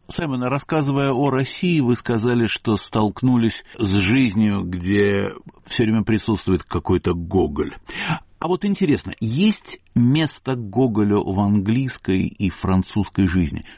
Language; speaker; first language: Russian; native; Russian